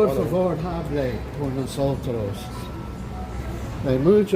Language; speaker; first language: Spanish; non-native, learner; English